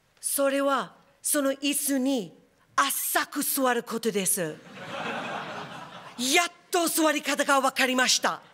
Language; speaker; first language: Japanese; non-native, fluent; English